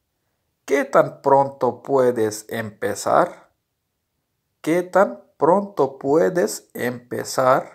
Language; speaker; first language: Spanish; non-native, learner; Urdu